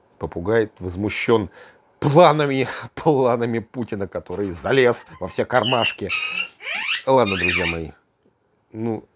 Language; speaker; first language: Russian; native; Russian